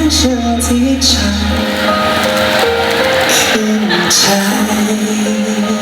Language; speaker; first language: Thai; native; Thai